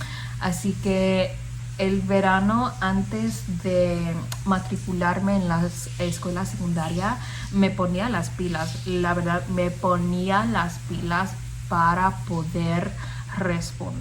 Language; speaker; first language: Spanish; non-native, fluent; English